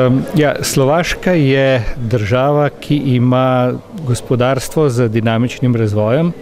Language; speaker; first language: Slovenian; native; Slovenian